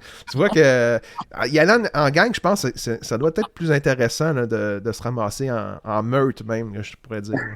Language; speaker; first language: French; native; French